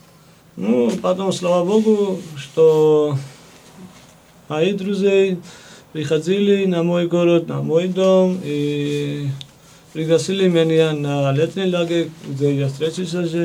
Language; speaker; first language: Russian; non-native, fluent; Georgian